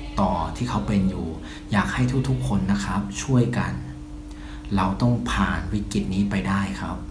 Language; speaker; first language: Thai; non-native, fluent; Burmese